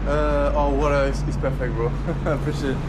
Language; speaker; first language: English; non-native, learner; French